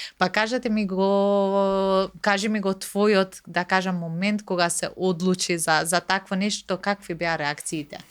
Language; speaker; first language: Macedonian; non-native, local second language; Albanian